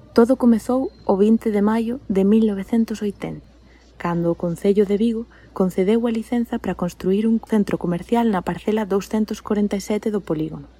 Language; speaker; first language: Galician; native; Galician